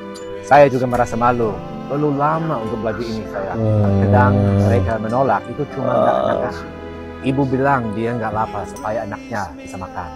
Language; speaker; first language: Indonesian; non-native, fluent; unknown